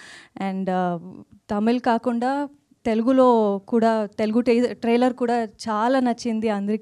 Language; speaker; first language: Telugu; non-native, learner; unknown